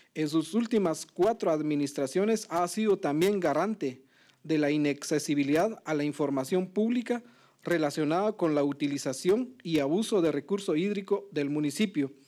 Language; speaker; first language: Spanish; non-native, local second language; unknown